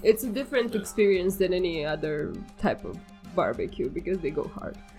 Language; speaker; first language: English; non-native, fluent; Romanian